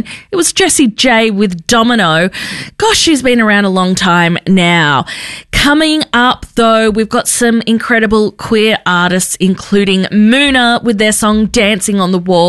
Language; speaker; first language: English; native; English